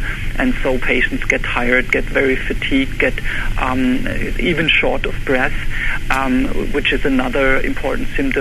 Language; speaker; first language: English; non-native, fluent; German